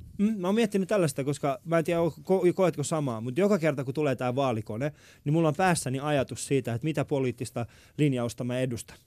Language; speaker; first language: Finnish; early bilingual, other home language; Persian